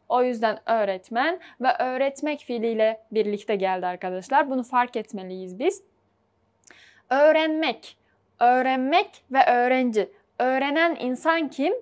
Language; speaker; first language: Turkish; non-native, fluent; Uzbek